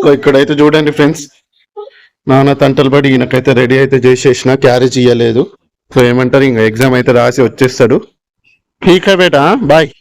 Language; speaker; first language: Telugu; non-native, local second language; Urdu